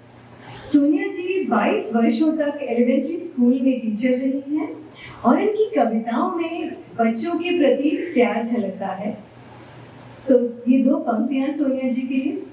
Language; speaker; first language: Hindi; native; Hindi